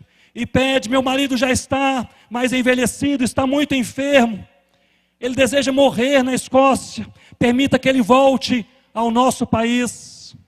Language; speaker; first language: Portuguese; native; Portuguese